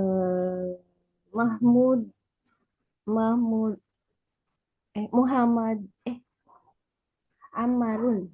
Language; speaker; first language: Arabic; non-native, learner; Indonesian